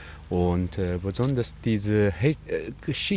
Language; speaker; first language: German; non-native, learner; Chinese